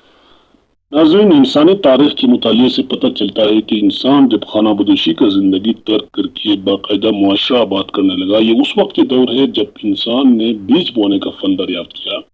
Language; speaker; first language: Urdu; non-native, local second language; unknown